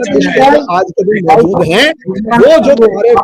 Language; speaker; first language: Hindi; native; Hindi